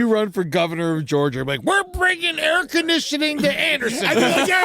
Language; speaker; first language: English; native; English